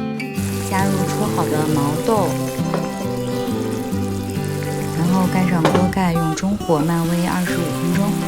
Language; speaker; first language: Chinese; native; Chinese